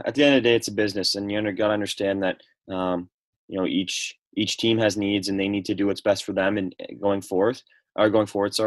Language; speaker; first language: English; native; English